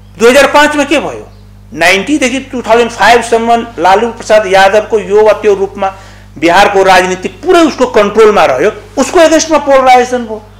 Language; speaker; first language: Nepali; non-native, local second language; Maithili